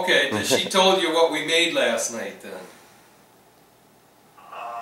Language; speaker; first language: English; native; English